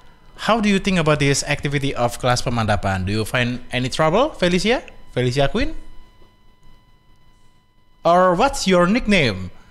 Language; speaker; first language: English; non-native, fluent; Indonesian